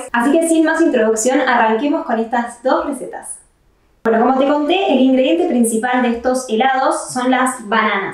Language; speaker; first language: Spanish; native; Spanish